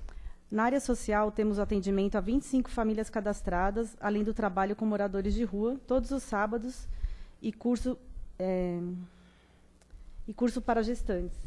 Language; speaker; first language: Portuguese; native; Portuguese